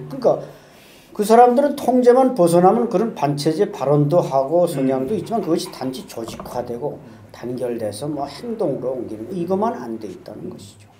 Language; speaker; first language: Korean; native; Korean